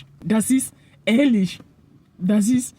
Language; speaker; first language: German; non-native, learner; French